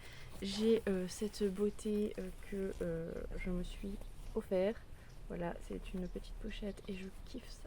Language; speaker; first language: French; native; French